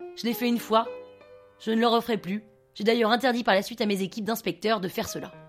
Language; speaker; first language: French; non-native, fluent; English